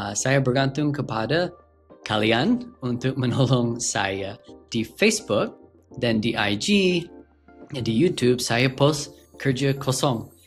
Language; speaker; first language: Malay; non-native, fluent; English